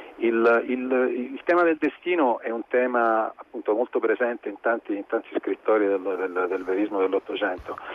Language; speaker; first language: Italian; native; Italian